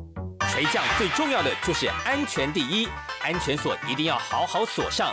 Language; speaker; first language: Chinese; native; Chinese